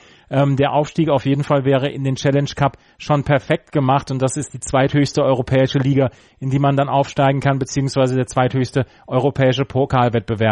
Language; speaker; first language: German; native; German